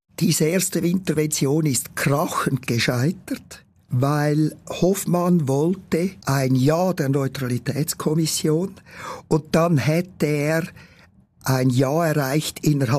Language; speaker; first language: German; native; German